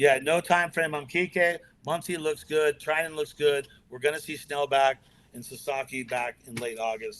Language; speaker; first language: English; native; English